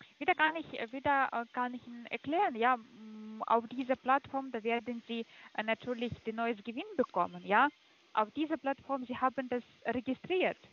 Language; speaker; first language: German; non-native, learner; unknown